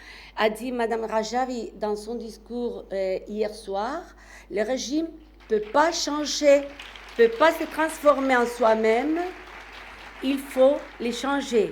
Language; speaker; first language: French; non-native, fluent; Spanish